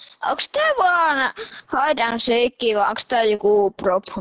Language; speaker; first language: Finnish; native; Finnish